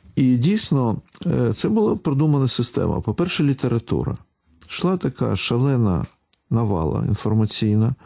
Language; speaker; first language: Ukrainian; non-native, local second language; Russian